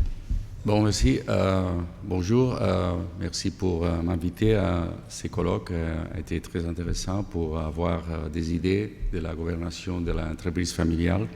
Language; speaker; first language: French; non-native, fluent; Catalan